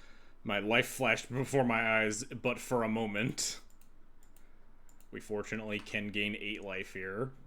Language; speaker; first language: English; native; English